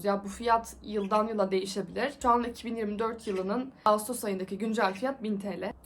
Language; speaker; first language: Turkish; native; Turkish